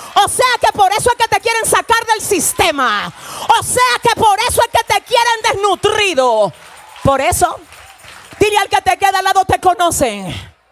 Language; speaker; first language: Spanish; native; Spanish